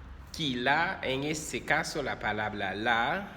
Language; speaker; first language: Spanish; non-native, fluent; Haitian Creole